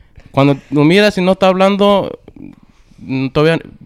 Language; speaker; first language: Spanish; early bilingual, heritage; Spanish